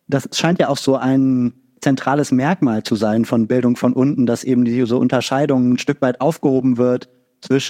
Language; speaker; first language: German; native; German